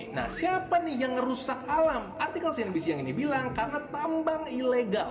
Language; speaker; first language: Indonesian; native; Indonesian